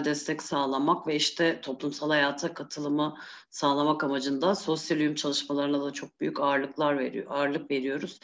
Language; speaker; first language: Turkish; native; Turkish